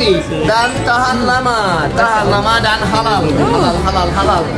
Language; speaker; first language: Indonesian; non-native, fluent; Turkish